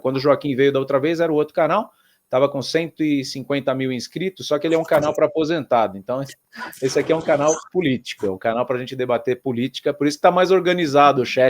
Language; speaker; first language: Portuguese; native; Portuguese